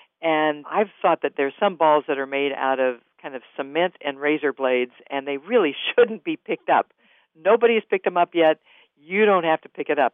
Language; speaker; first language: English; native; English